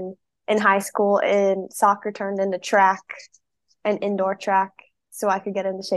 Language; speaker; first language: English; native; English